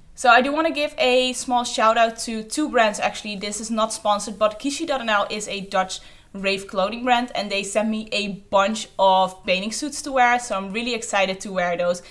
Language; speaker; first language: English; non-native, fluent; Dutch